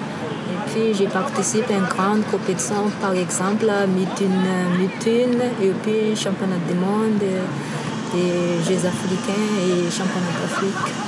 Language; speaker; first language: French; non-native, local second language; Malagasy